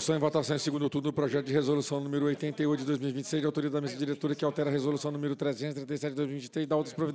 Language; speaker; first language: Portuguese; native; Portuguese